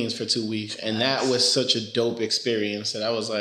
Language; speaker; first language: English; early bilingual, other home language; Spanish